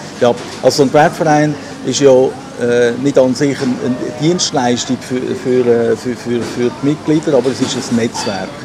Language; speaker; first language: German; native; German